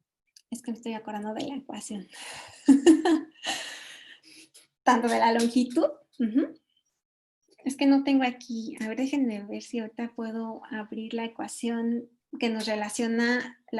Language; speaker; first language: Spanish; native; Spanish